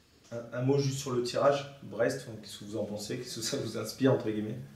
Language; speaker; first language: French; native; French